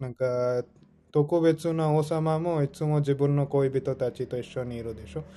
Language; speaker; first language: Japanese; non-native, fluent; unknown